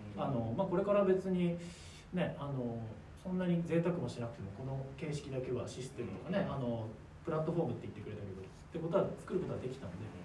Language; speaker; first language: Japanese; native; Japanese